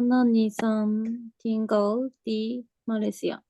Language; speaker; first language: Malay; non-native, learner; Japanese